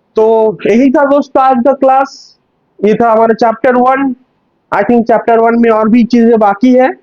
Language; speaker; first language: Hindi; non-native, local second language; Bangla